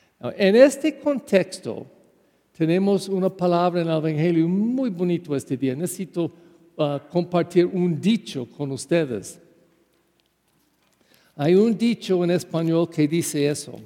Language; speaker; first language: Spanish; non-native, fluent; English